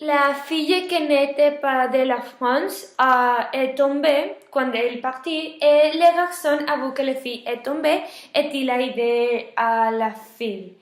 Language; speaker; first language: French; non-native, learner; Spanish